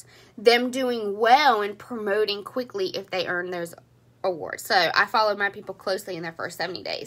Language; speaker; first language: English; native; English